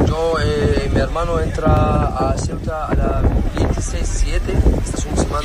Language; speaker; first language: Spanish; non-native, learner; Arabic